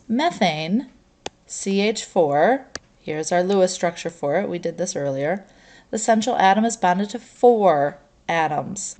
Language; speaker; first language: English; native; English